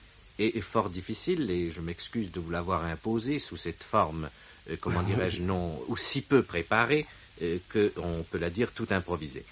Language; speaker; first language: French; native; French